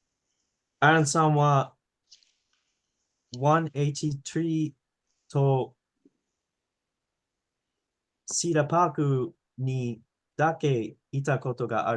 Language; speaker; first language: Japanese; non-native, learner; English